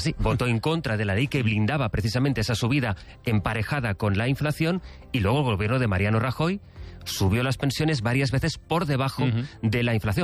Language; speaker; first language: Spanish; native; Spanish